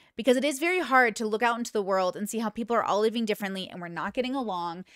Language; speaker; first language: English; native; English